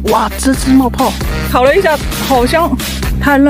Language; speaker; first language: Chinese; native; Chinese